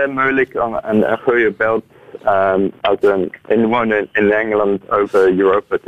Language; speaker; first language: Dutch; non-native, fluent; English